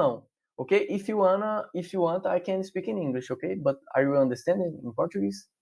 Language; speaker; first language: English; non-native, learner; Portuguese